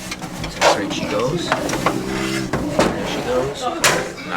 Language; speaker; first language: English; native; English